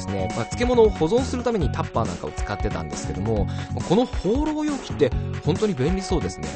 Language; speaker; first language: Japanese; native; Japanese